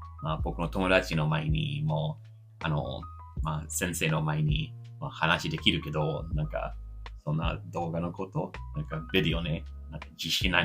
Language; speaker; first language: Japanese; non-native, learner; English